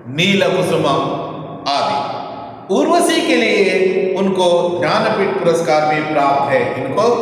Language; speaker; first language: Hindi; non-native, local second language; Kannada